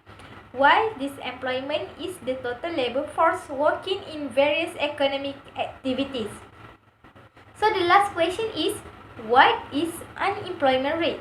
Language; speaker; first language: English; non-native, local second language; Malay